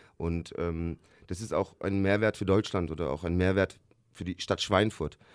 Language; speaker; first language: German; early bilingual, other home language; Turkish